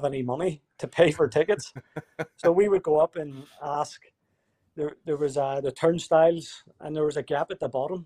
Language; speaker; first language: English; native; English